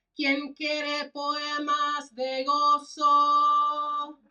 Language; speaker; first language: Spanish; early bilingual, heritage; Spanish